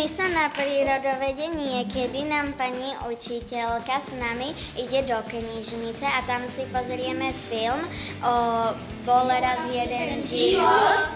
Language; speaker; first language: Slovak; native; Slovak